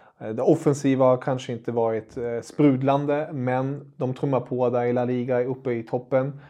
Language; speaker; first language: Swedish; non-native, fluent; German